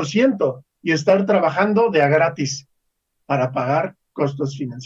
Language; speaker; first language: Spanish; native; Spanish